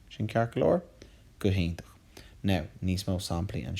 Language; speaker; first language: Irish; non-native, local second language; English